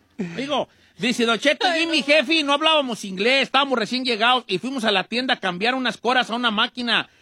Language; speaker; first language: Spanish; native; Spanish